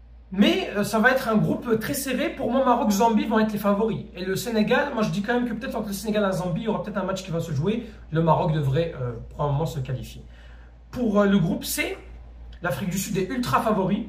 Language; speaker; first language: French; native; French